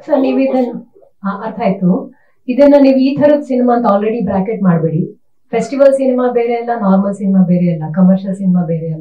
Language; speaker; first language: Kannada; native; Kannada